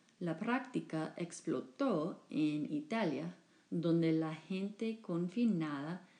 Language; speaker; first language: Spanish; non-native, fluent; English